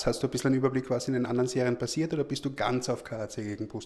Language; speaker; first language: German; native; German